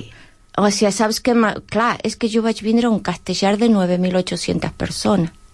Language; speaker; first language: Catalan; non-native, learner; Spanish